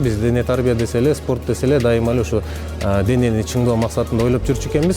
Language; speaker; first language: Kyrgyz; native; Kyrgyz